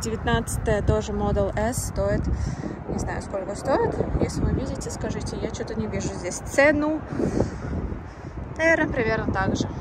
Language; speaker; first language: Russian; native; Russian